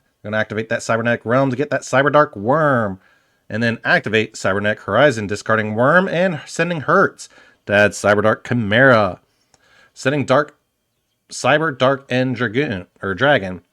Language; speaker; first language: English; native; English